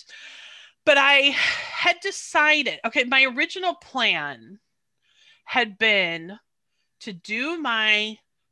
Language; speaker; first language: English; native; English